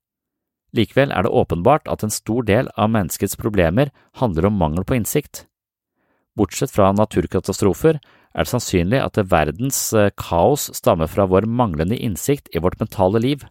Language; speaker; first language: Norwegian; native; Norwegian